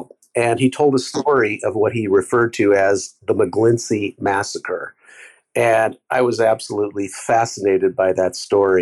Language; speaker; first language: English; native; English